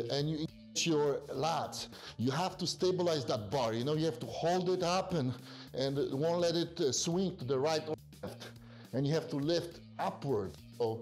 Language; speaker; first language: English; non-native, fluent; Polish